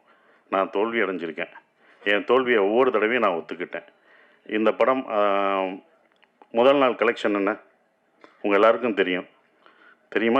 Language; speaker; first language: Tamil; native; Tamil